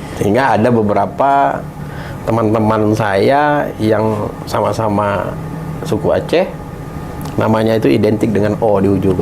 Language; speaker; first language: Indonesian; native; Indonesian